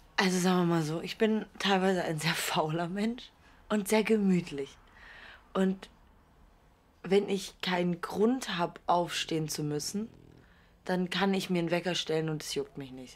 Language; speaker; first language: German; native; German